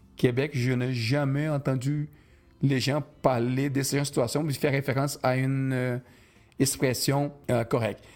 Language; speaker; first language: French; non-native, fluent; Portuguese